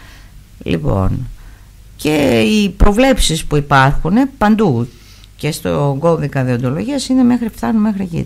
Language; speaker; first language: Greek; native; Greek